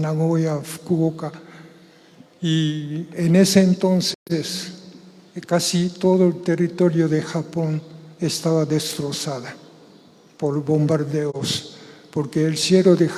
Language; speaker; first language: Spanish; non-native, fluent; Japanese